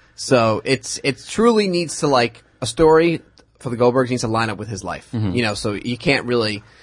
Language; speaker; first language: English; native; English